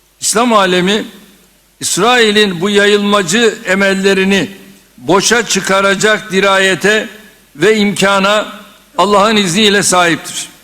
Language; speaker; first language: Turkish; native; Turkish